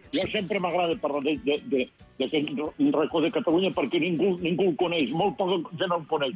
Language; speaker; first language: Catalan; native; Catalan